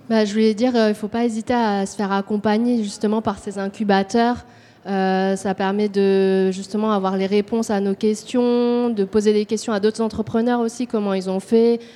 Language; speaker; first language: French; native; French